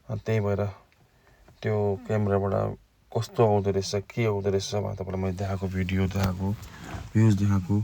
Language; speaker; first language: Nepali; native; Nepali